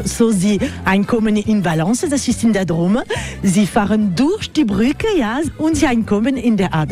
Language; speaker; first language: German; non-native, learner; French